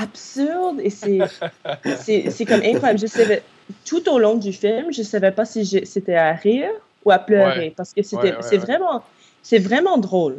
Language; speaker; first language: French; non-native, local second language; English